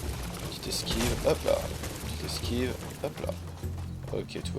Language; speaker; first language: French; native; French